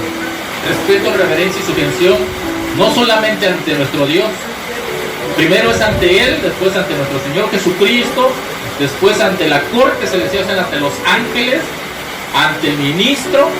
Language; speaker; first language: Spanish; native; Spanish